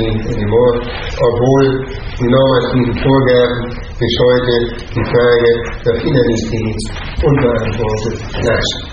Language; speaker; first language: German; native; German